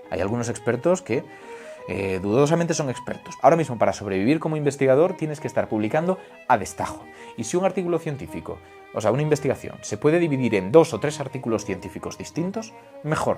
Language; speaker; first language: Spanish; native; Spanish